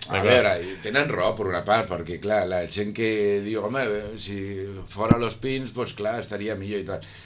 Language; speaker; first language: Catalan; non-native, local second language; Spanish